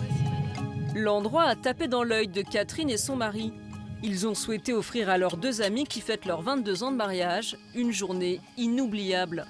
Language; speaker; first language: French; native; French